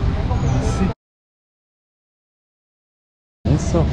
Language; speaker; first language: Spanish; non-native, learner; Japanese